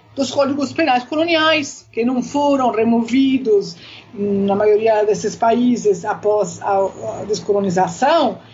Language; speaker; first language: Portuguese; non-native, fluent; Italian